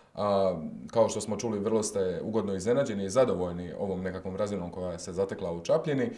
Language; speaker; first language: Croatian; native; Croatian